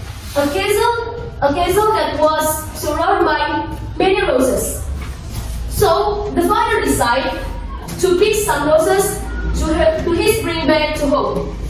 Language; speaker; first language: English; non-native, learner; Indonesian